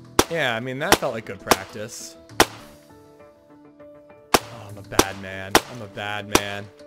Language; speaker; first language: English; native; English